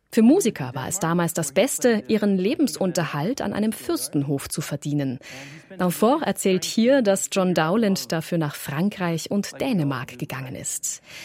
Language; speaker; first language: German; native; German